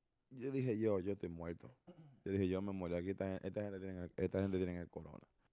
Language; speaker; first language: Spanish; early bilingual, heritage; Spanish